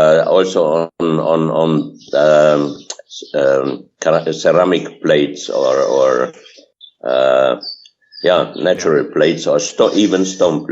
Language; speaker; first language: English; non-native, fluent; German